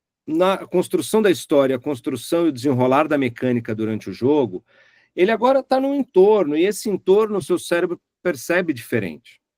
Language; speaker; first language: Portuguese; native; Portuguese